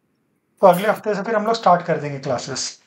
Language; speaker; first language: Hindi; native; Hindi